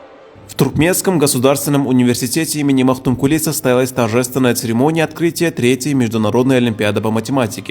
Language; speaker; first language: Russian; native; Russian